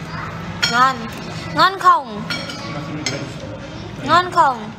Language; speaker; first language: Vietnamese; non-native, learner; Indonesian